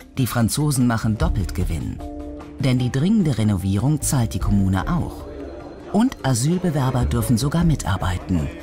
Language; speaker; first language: German; native; German